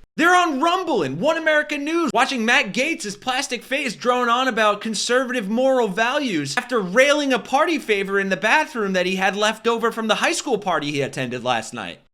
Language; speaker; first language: English; native; English